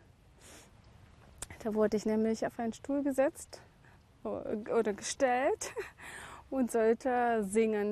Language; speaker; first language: German; native; German